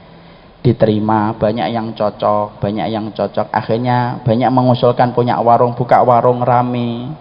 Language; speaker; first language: Indonesian; native; Indonesian